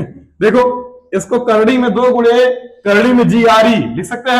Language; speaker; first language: Hindi; native; Hindi